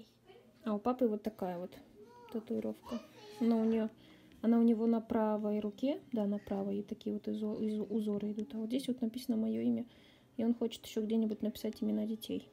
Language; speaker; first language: Russian; native; Russian